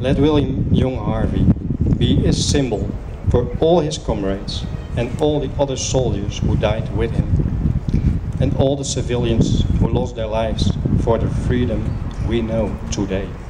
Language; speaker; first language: English; non-native, fluent; Dutch